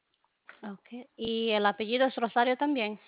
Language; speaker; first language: Spanish; early bilingual, other home language; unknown